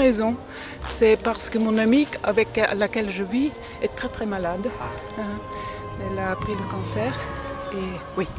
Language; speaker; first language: French; non-native, learner; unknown